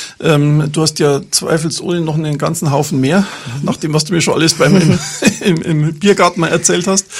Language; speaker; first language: German; native; German